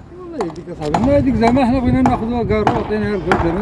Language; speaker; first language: Arabic; native; Arabic